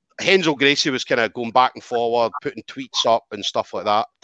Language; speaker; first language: English; native; English